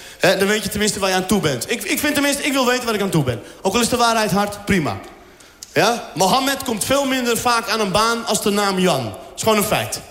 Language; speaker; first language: Dutch; early bilingual, other home language; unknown